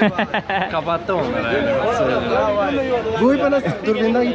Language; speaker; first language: Turkish; non-native, learner; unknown